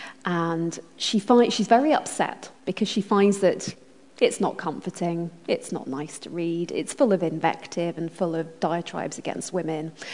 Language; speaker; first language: English; native; English